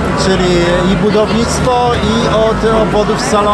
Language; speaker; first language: Polish; native; Polish